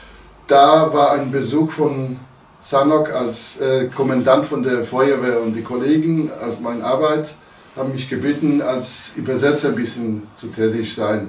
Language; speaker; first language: German; non-native, local second language; Polish